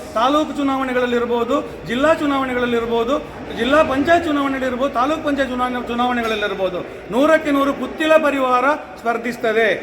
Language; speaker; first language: Kannada; native; Kannada